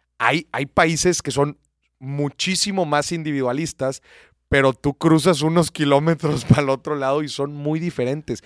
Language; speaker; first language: Spanish; native; Spanish